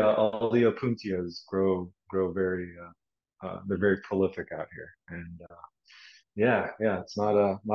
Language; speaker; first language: English; native; English